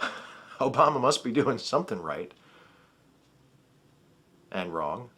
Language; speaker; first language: English; native; English